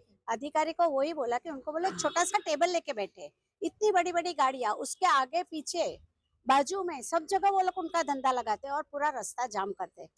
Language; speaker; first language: Hindi; non-native, local second language; Marathi